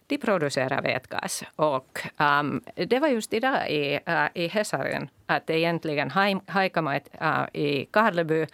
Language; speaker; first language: Swedish; non-native, local second language; Finnish